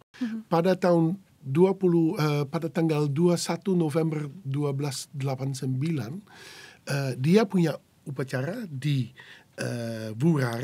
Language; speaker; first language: Indonesian; non-native, fluent; Dutch